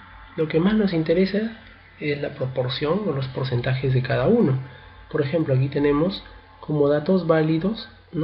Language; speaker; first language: Spanish; native; Spanish